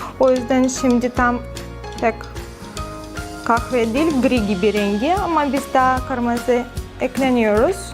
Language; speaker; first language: Turkish; non-native, fluent; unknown